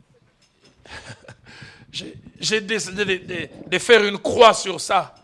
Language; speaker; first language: French; non-native, local second language; Lingala